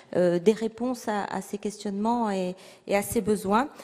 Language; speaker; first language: French; native; French